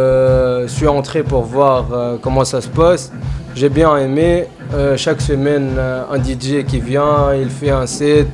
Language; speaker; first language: French; non-native, fluent; Arabic